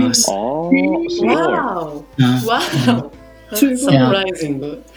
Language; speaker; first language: Japanese; non-native, learner; English